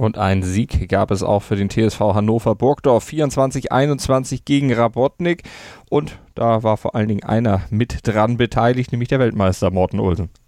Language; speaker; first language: German; native; German